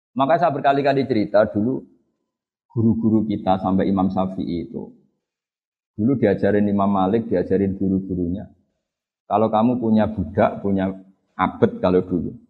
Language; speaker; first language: Indonesian; non-native, local second language; Javanese